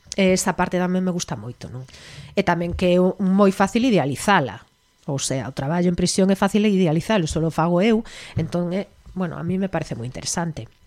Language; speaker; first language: Galician; native; Galician